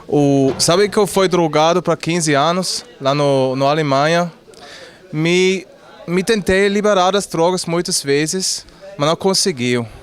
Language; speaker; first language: Portuguese; non-native, learner; German